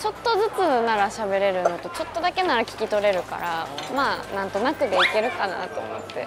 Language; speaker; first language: Japanese; native; Japanese